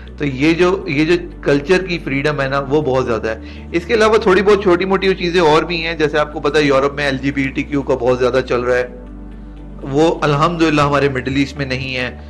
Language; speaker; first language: Urdu; native; Urdu